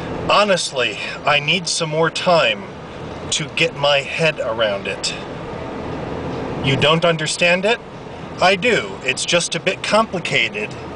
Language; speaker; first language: English; native; English